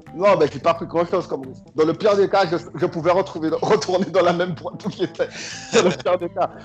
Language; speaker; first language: French; native; French